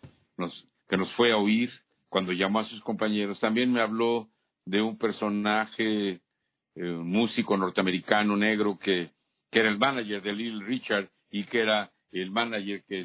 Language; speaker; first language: Spanish; native; Spanish